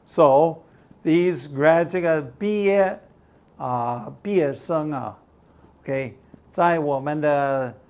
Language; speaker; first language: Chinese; non-native, fluent; English